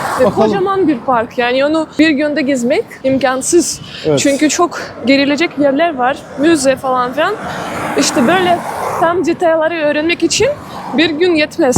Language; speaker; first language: Turkish; non-native, fluent; Russian